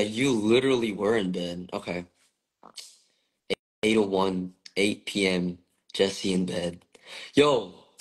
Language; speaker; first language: English; early bilingual, other home language; Korean